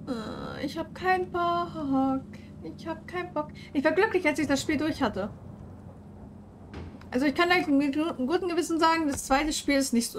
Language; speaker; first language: German; native; German